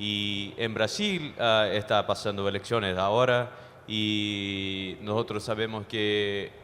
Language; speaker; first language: Spanish; non-native, fluent; Portuguese